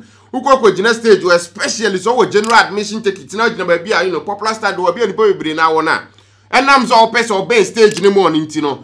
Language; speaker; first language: English; non-native, local second language; Akan